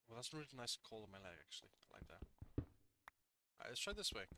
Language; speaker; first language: English; native; English